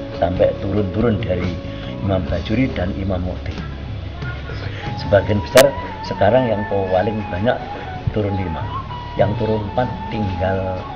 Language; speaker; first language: Indonesian; non-native, local second language; Javanese